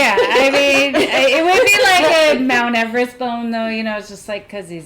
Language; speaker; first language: English; native; English